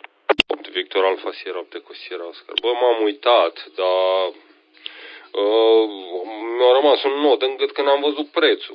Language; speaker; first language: Romanian; native; Romanian